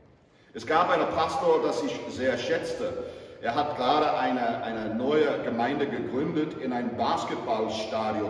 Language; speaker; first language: German; non-native, fluent; English